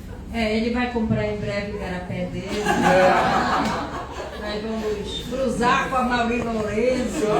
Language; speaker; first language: Portuguese; native; Portuguese